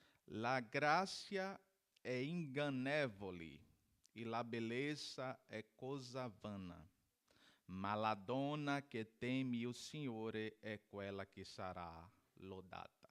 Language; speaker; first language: Italian; non-native, learner; Portuguese